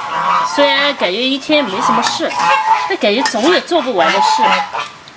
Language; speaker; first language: Chinese; native; Chinese